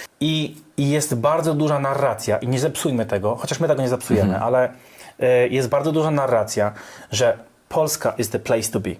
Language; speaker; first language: Polish; non-native, fluent; English